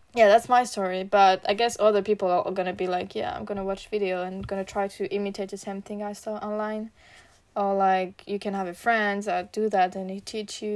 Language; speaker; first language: English; non-native, learner; French